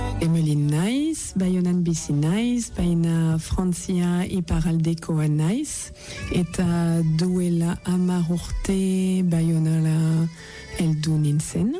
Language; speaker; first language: Basque; non-native, learner; French